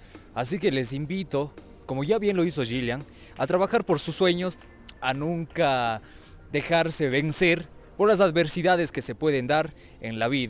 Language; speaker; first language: Spanish; native; Spanish